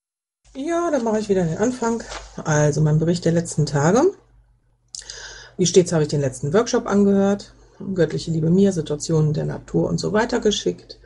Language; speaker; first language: German; native; German